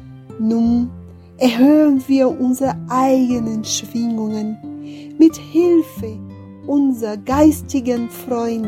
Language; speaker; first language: German; non-native, fluent; Portuguese